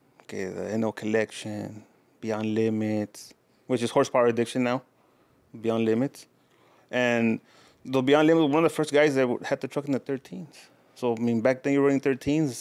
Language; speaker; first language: English; early bilingual, other home language; Spanish